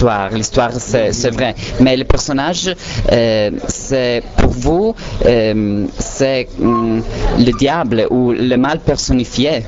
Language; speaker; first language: French; non-native, learner; Italian